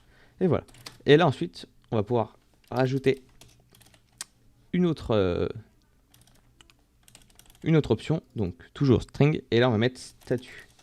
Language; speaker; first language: French; native; French